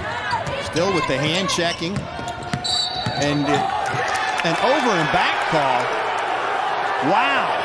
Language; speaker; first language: English; native; English